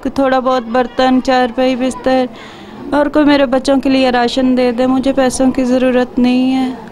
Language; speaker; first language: Urdu; non-native, local second language; Punjabi